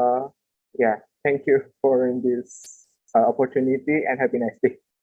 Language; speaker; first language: English; non-native, learner; Indonesian